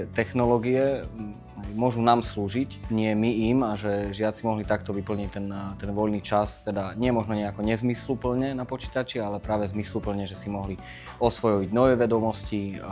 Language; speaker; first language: Slovak; native; Slovak